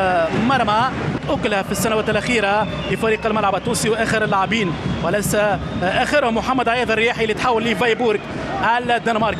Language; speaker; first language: Arabic; native; Arabic